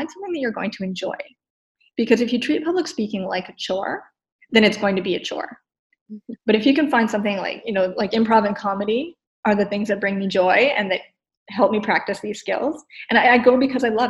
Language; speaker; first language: English; native; English